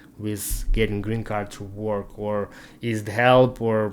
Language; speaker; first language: English; non-native, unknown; Ukrainian